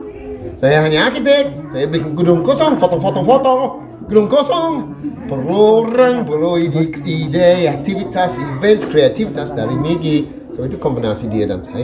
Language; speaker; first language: Indonesian; non-native, fluent; English